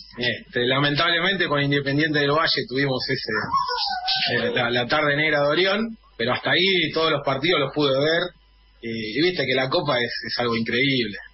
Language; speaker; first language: Spanish; native; Spanish